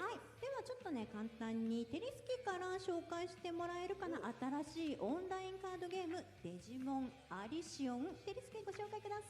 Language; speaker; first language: Japanese; native; Japanese